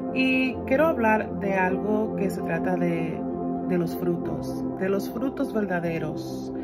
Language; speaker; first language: Spanish; early bilingual, other home language; English